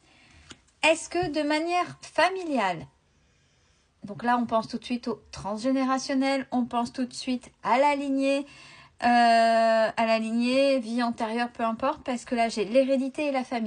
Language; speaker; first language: French; native; French